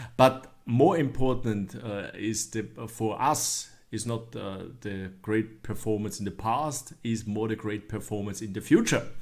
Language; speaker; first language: English; non-native, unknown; German